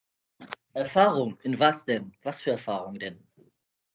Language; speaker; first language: German; native; German